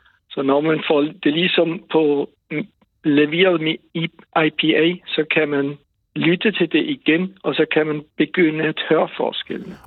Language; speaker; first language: Danish; non-native, fluent; Swiss German